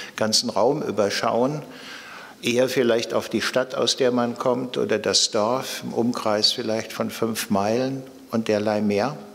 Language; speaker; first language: German; native; German